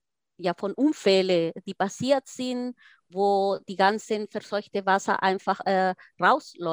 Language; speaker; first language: German; non-native, fluent; Spanish